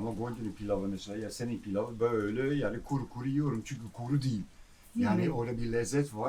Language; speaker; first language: Turkish; non-native, fluent; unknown